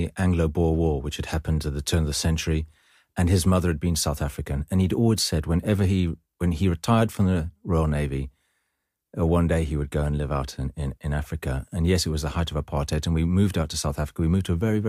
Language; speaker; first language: English; native; English